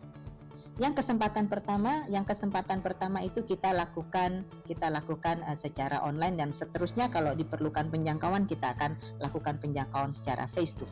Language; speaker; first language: Indonesian; native; Indonesian